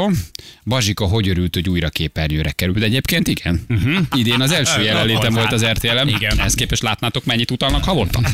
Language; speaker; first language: Hungarian; native; Hungarian